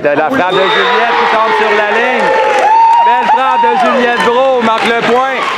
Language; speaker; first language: French; native; French